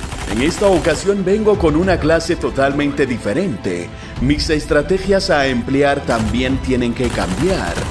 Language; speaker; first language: Spanish; native; Spanish